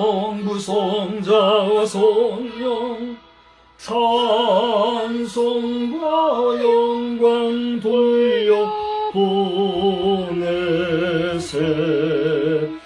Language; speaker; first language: Korean; native; Korean